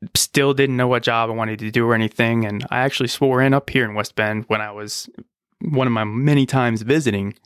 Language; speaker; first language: English; native; English